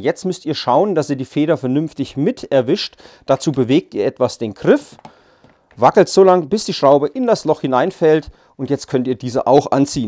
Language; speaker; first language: German; native; German